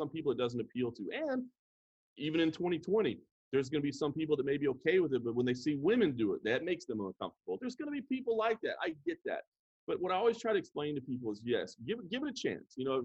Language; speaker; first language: English; native; English